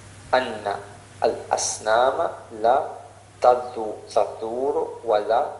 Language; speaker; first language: Arabic; non-native, learner; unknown